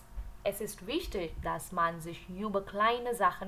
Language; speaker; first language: German; non-native, learner; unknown